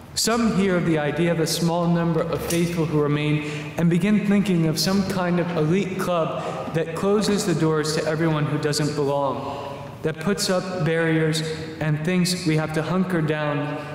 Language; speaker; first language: English; native; English